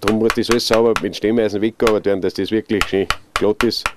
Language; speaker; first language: German; native; German